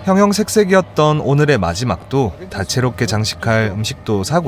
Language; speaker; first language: Korean; native; Korean